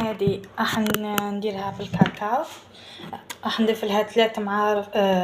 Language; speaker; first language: Arabic; native; Arabic